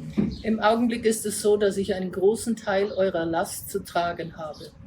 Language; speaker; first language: German; native; German